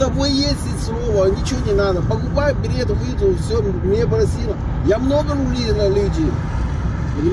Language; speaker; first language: Russian; non-native, learner; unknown